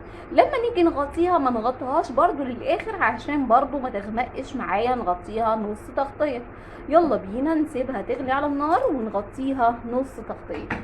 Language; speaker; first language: Arabic; native; Arabic